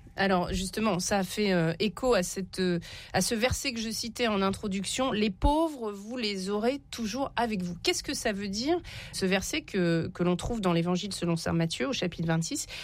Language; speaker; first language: French; native; French